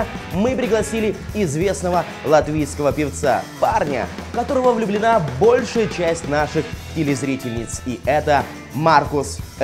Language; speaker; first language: Russian; native; Russian